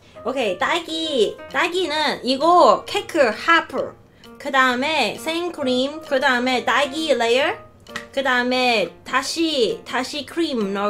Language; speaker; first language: Korean; non-native, learner; Cantonese